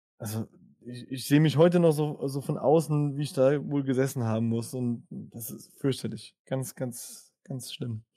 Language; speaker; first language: German; native; German